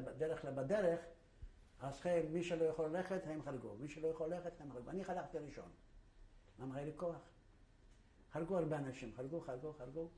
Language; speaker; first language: Hebrew; non-native, fluent; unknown